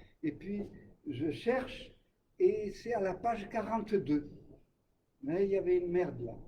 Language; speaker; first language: French; native; French